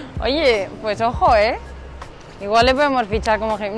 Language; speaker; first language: Spanish; native; Spanish